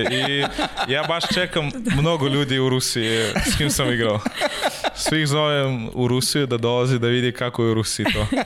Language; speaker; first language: Serbian; non-native, learner; Russian